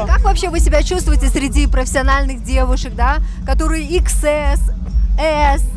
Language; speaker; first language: Russian; native; Russian